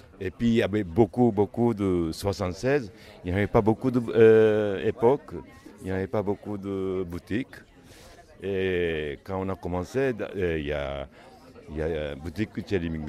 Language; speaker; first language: French; non-native, learner; Japanese